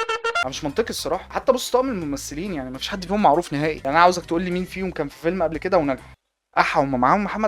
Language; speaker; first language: Arabic; native; Arabic